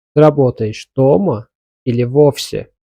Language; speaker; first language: Russian; non-native, fluent; Azerbaijani